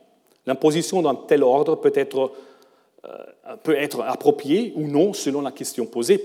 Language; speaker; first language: French; non-native, fluent; German